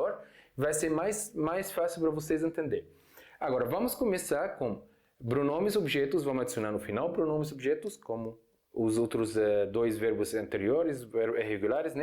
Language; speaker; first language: Portuguese; non-native, fluent; Arabic